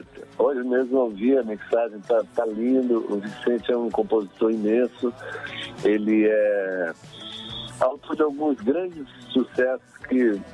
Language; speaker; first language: Portuguese; native; Portuguese